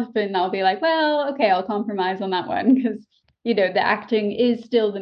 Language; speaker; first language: English; native; English